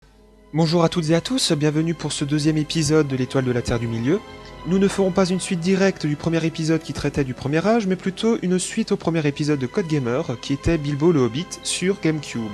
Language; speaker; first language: French; native; French